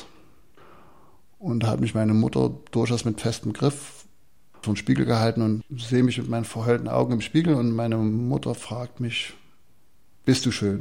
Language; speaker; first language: German; native; German